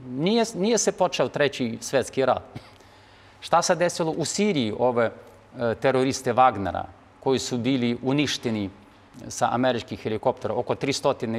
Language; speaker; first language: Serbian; non-native, fluent; Ukrainian